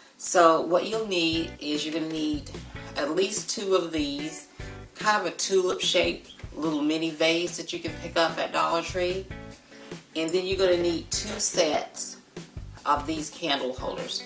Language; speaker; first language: English; native; English